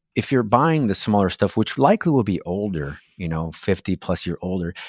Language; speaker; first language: English; non-native, fluent; Portuguese